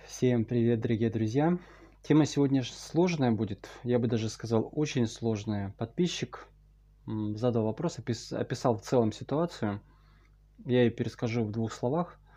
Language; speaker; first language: Russian; native; Russian